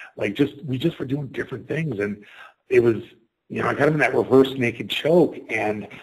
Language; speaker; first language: English; native; English